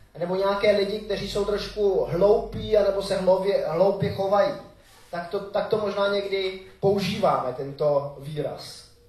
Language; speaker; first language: Czech; native; Czech